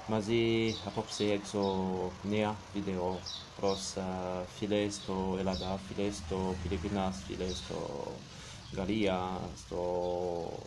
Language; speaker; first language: Greek; non-native, learner; French